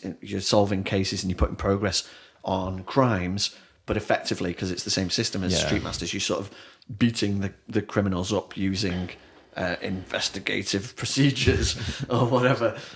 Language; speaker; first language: English; native; English